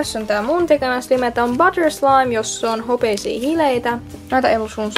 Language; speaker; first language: Finnish; native; Finnish